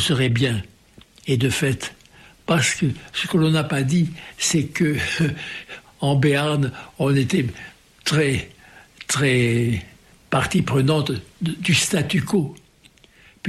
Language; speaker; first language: French; native; French